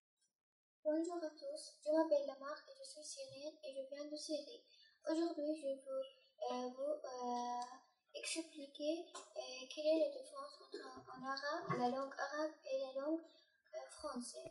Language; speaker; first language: French; early bilingual, other home language; Arabic